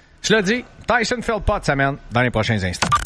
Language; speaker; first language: French; native; French